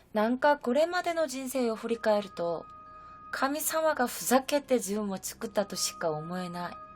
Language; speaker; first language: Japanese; non-native, fluent; Korean